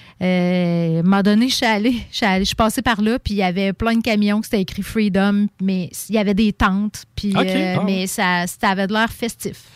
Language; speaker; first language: French; native; French